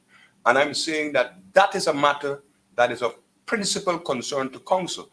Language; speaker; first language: English; native; English